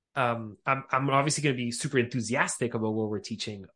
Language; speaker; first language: English; native; English